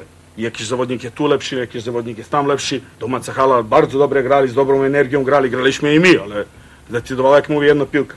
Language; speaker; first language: Polish; non-native, fluent; Croatian